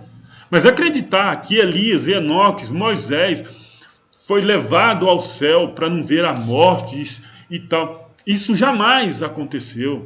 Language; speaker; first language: Portuguese; native; Portuguese